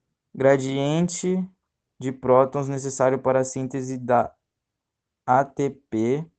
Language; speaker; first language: Portuguese; native; Portuguese